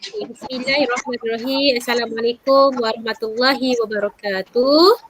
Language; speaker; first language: Malay; native; Malay